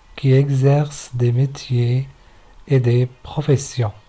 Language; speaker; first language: French; non-native, local second language; Arabic